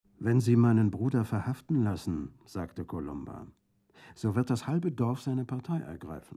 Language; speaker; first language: German; native; German